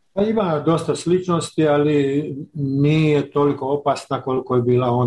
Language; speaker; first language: Serbian; native; Serbian